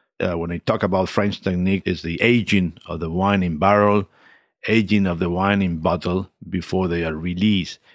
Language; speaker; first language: English; non-native, fluent; Spanish